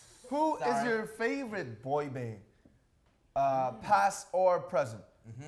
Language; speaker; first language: English; non-native, fluent; Korean